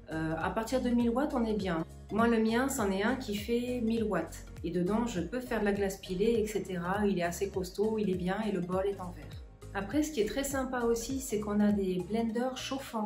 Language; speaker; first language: French; native; French